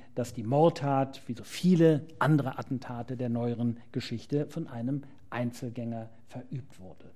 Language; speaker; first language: German; native; German